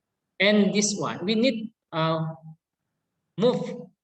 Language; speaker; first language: English; non-native, learner; Indonesian